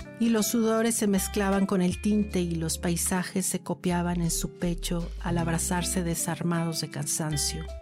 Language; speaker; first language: Spanish; native; Spanish